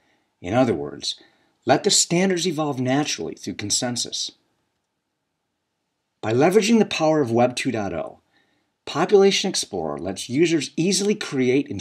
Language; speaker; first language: English; native; English